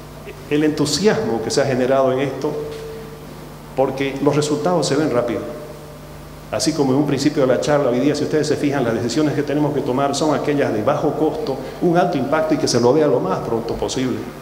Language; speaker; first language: Spanish; native; Spanish